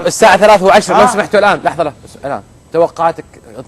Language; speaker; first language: Arabic; native; Arabic